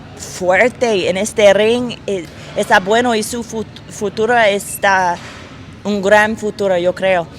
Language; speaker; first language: Spanish; non-native, learner; English